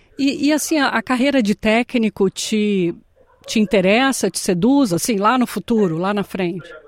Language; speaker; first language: Portuguese; native; Portuguese